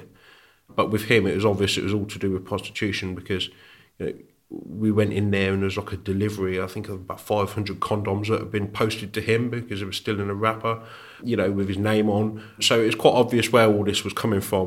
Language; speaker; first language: English; native; English